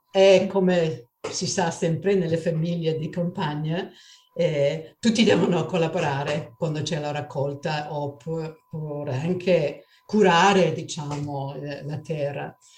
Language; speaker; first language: Italian; non-native, fluent; English